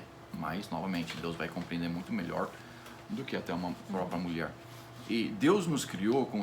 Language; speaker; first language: Portuguese; non-native, fluent; English